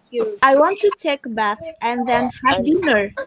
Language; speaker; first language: English; non-native, fluent; Indonesian